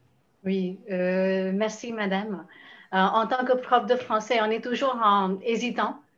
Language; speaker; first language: French; non-native, fluent; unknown